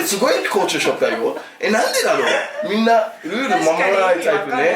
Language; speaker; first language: Japanese; non-native, fluent; English